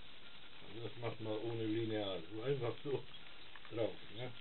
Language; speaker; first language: German; non-native, fluent; Italian